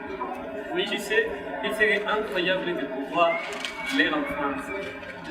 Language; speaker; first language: French; non-native, learner; Spanish